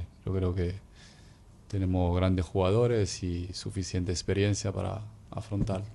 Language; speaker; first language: Spanish; non-native, fluent; Arabic